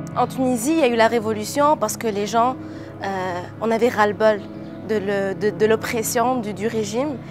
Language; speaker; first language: French; early bilingual, other home language; Arabic